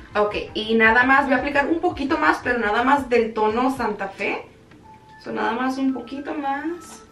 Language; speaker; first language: Spanish; early bilingual, heritage; Spanish